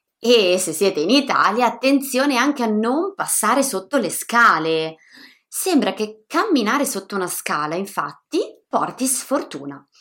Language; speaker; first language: Italian; native; Italian